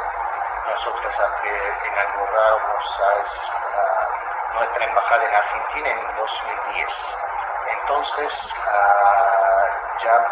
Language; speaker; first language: Spanish; non-native, fluent; Azerbaijani